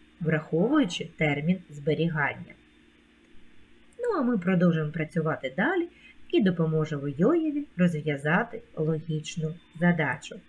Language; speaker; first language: Ukrainian; native; Ukrainian